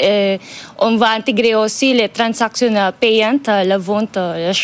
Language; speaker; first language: French; non-native, fluent; Filipino